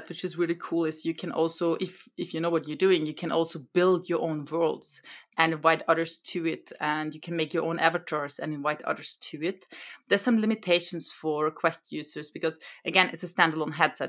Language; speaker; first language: English; non-native, fluent; German